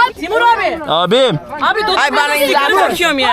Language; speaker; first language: Turkish; native; Turkish